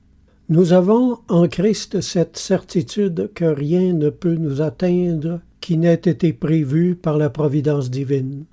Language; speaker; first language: French; native; French